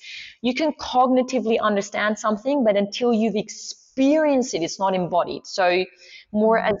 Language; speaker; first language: English; non-native, fluent; Swiss German